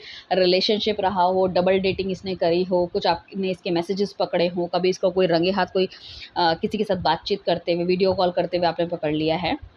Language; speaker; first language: Hindi; native; Hindi